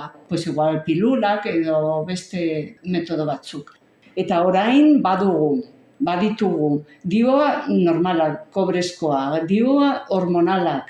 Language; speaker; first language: Basque; non-native, local second language; Spanish